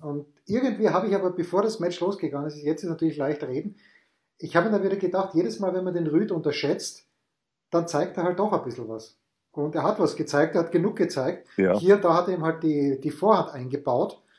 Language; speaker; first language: German; native; German